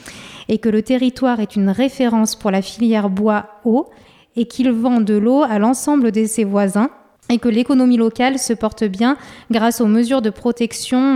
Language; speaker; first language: French; native; French